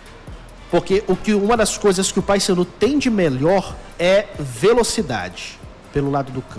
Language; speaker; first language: Portuguese; native; Portuguese